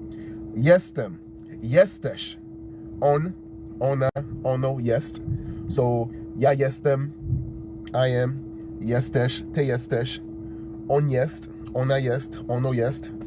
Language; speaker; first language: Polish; non-native, learner; English